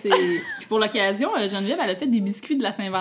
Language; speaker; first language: French; native; French